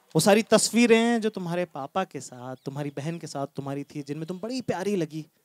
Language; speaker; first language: Hindi; native; Hindi